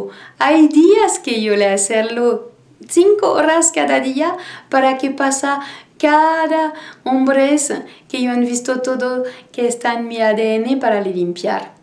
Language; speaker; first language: Spanish; non-native, learner; French